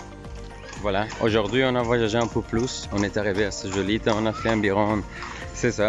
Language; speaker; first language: French; non-native, fluent; Spanish